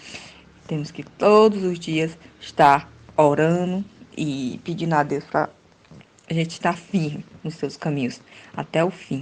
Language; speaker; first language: Portuguese; native; Portuguese